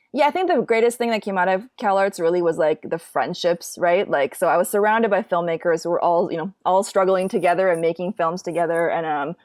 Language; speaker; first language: English; native; English